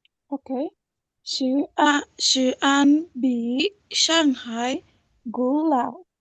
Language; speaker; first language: Chinese; non-native, learner; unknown